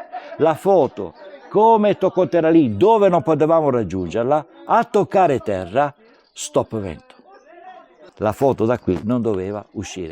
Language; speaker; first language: Italian; native; Italian